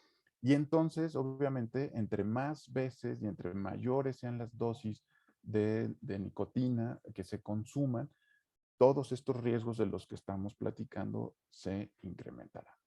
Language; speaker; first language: Spanish; native; Spanish